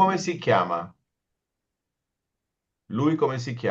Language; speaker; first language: Italian; non-native, fluent; Hindi